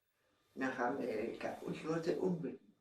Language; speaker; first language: German; non-native, fluent; Czech